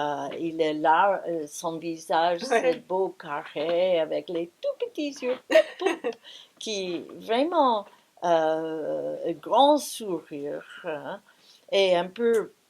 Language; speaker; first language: French; non-native, fluent; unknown